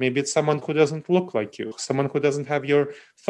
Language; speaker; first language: English; early bilingual, other home language; Romanian